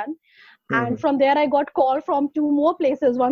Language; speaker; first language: English; non-native, local second language; Hindi